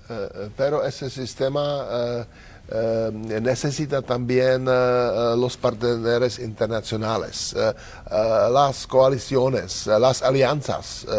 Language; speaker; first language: Spanish; non-native, learner; Czech